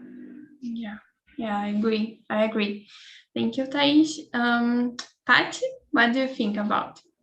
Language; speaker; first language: English; non-native, fluent; Portuguese